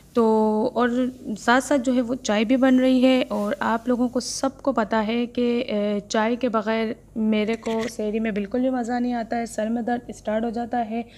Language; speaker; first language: Urdu; native; Urdu